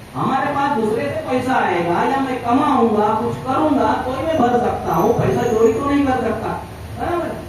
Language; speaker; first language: Hindi; non-native, local second language; Marathi